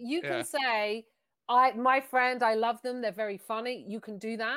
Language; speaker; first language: English; native; English